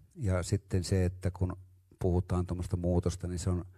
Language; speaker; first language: Finnish; native; Finnish